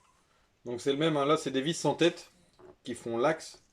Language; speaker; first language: French; native; French